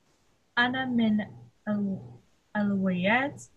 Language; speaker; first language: Arabic; non-native, learner; English